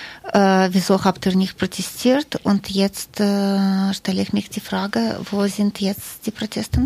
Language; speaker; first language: German; non-native, fluent; Russian